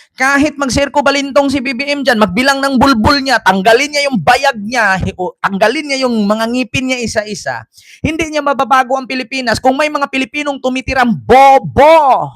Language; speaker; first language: Filipino; native; Filipino